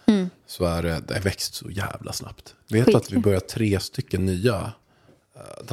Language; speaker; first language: Swedish; native; Swedish